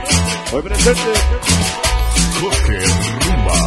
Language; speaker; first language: Spanish; native; Spanish